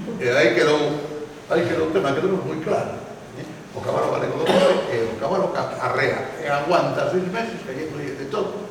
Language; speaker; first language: Galician; non-native, local second language; Spanish